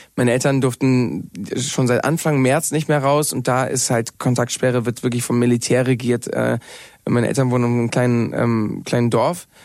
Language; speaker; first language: German; non-native, fluent; Spanish